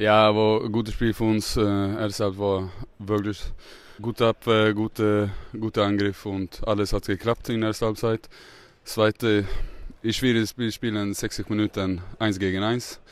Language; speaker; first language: German; non-native, learner; Swedish